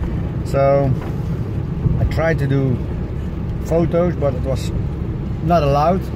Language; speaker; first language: English; non-native, learner; Dutch